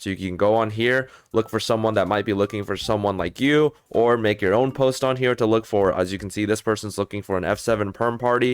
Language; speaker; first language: English; native; English